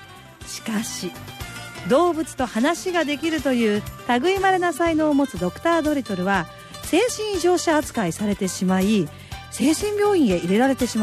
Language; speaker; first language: Japanese; native; Japanese